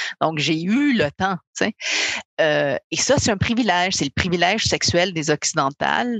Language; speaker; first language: French; early bilingual, other home language; Spanish